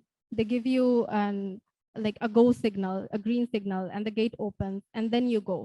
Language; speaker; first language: English; non-native, local second language; Bangla